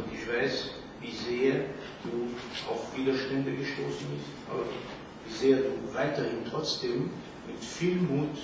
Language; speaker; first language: German; non-native, fluent; French